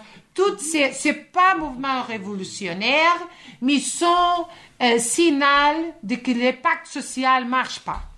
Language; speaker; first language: French; non-native, fluent; Portuguese